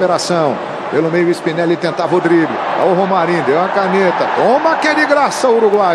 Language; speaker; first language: Portuguese; native; Portuguese